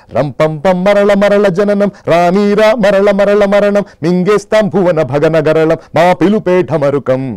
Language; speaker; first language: Telugu; native; Telugu